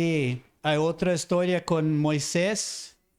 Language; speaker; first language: Spanish; non-native, fluent; English